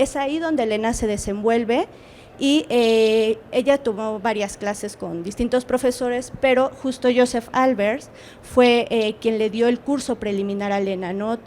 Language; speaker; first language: Spanish; native; Spanish